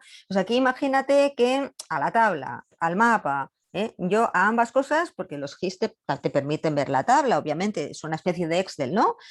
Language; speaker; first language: Spanish; native; Spanish